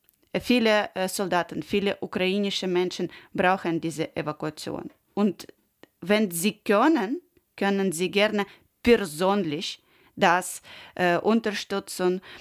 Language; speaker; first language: German; non-native, learner; Ukrainian